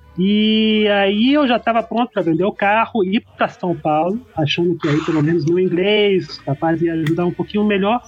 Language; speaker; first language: Portuguese; early bilingual, heritage; Portuguese